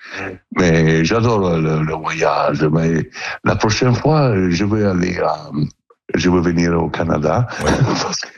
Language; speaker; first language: French; non-native, learner; Italian